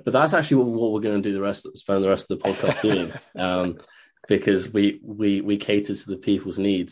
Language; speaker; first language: English; native; English